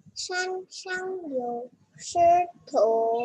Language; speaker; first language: Chinese; non-native, learner; Indonesian